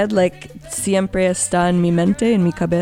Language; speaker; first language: Spanish; non-native, learner; English